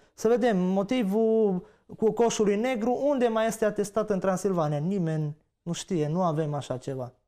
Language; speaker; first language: Romanian; native; Romanian